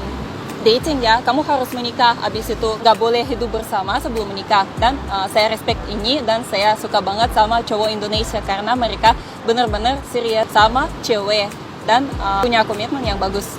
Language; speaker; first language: Indonesian; non-native, fluent; Russian